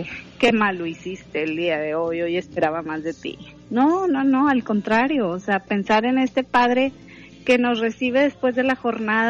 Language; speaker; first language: Spanish; native; Spanish